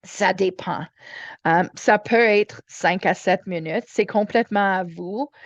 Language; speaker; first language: French; non-native, learner; English